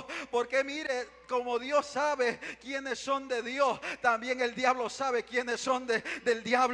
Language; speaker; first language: Spanish; native; Spanish